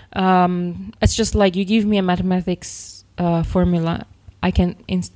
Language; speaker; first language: English; non-native, fluent; Persian